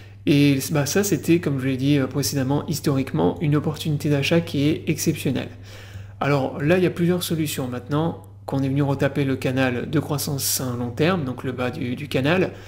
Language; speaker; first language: French; native; French